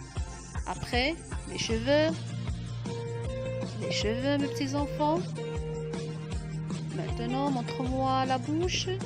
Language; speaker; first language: French; non-native, local second language; Arabic